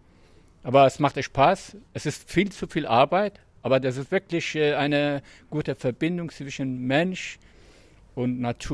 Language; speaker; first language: German; non-native, fluent; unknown